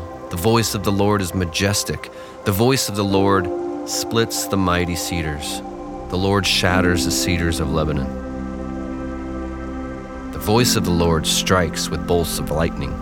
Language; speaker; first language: English; native; English